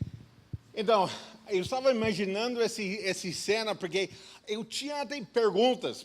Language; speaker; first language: Portuguese; non-native, fluent; English